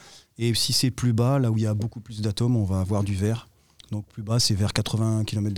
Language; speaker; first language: French; native; French